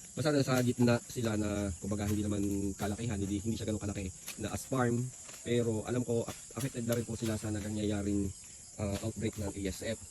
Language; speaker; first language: Filipino; native; Filipino